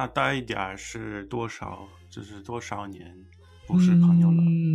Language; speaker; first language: Chinese; early bilingual, heritage; Chinese